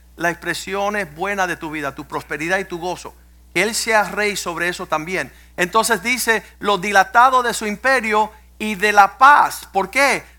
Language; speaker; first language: Spanish; early bilingual, heritage; Spanish